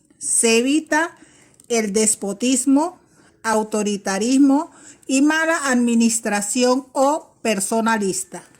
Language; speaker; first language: Spanish; native; Spanish